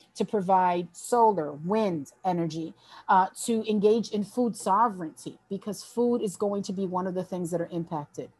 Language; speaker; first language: English; early bilingual, other home language; Spanish